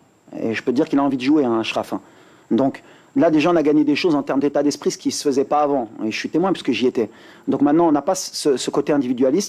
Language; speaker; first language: French; native; French